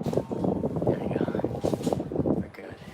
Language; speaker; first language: English; native; English